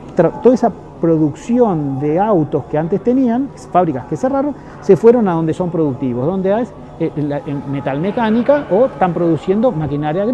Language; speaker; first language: Spanish; native; Spanish